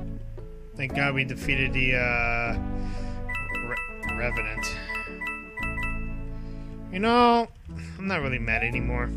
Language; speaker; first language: English; native; English